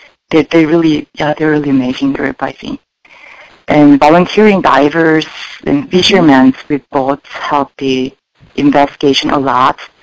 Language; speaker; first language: English; non-native, fluent; Korean